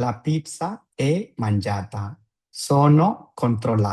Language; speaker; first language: Italian; non-native, fluent; Tamil